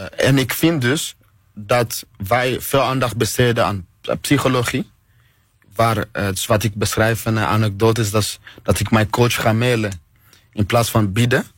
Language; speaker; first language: Dutch; non-native, fluent; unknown